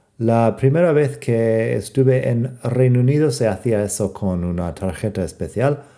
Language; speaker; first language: Spanish; non-native, fluent; English